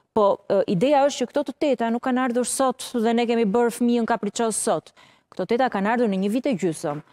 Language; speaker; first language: Albanian; native; Albanian